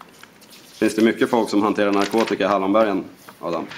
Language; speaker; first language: Swedish; native; Swedish